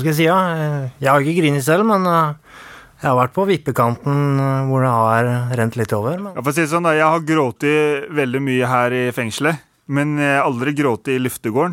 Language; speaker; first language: Norwegian; native; Norwegian